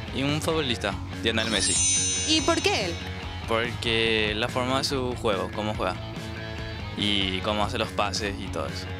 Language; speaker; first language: Spanish; native; Spanish